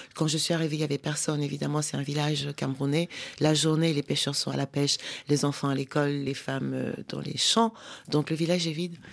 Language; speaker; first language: French; native; French